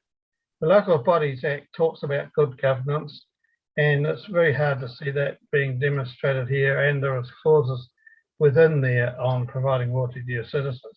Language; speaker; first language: English; native; English